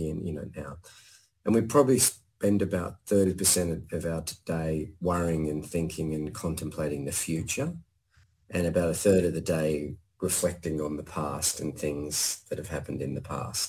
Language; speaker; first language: English; native; English